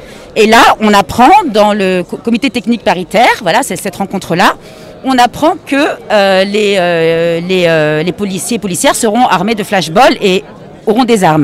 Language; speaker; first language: French; native; French